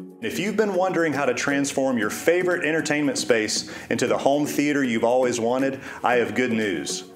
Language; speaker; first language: English; native; English